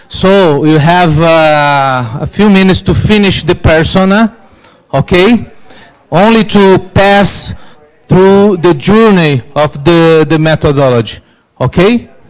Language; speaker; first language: English; non-native, learner; Portuguese